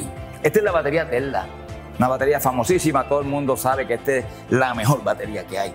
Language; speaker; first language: Spanish; native; Spanish